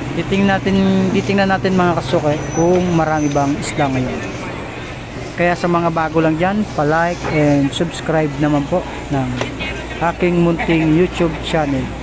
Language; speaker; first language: Filipino; non-native, local second language; Bikol